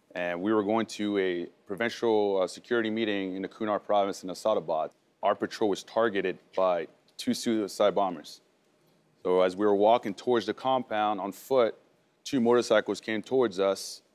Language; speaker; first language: English; early bilingual, other home language; French